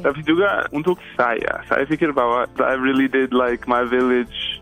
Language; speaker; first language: Indonesian; non-native, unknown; English